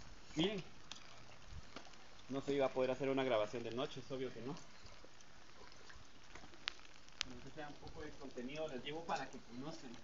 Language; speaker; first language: Spanish; native; Spanish